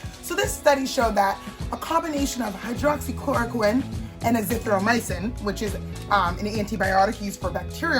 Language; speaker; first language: English; native; English